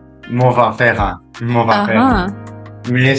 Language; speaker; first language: Persian; non-native, learner; Dutch